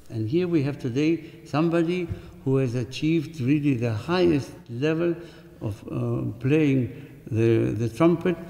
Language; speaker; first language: English; non-native, fluent; Spanish